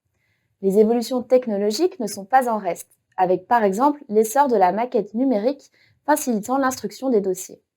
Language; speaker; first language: French; native; French